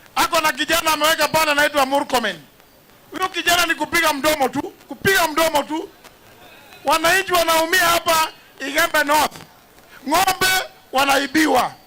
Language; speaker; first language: Swahili; non-native, local second language; Embu